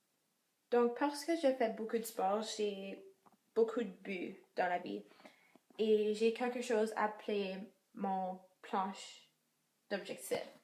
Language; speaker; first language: French; non-native, local second language; English